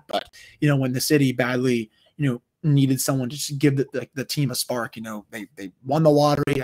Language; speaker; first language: English; native; English